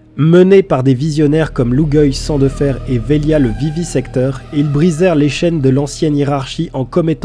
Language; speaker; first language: French; native; French